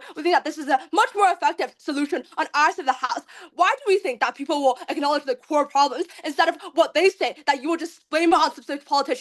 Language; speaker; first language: English; non-native, fluent; Chinese